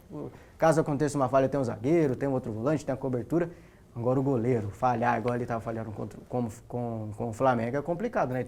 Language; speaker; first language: Portuguese; native; Portuguese